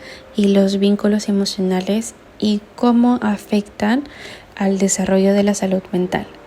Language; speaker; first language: Spanish; native; Spanish